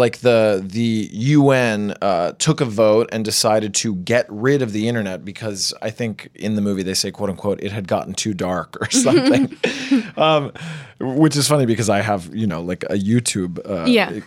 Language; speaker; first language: English; native; English